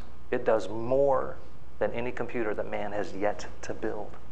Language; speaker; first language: English; native; English